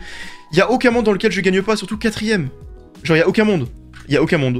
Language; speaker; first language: French; native; French